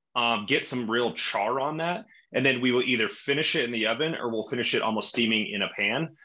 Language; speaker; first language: English; native; English